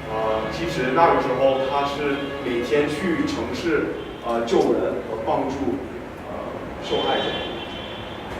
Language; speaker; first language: Chinese; non-native, fluent; English